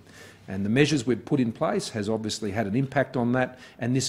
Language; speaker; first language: English; native; English